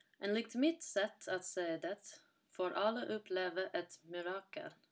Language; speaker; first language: Swedish; non-native, learner; English